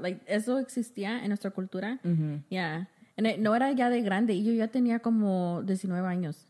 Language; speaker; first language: Spanish; early bilingual, heritage; Spanish